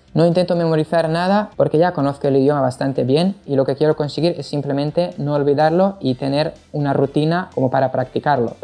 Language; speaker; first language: Spanish; non-native, fluent; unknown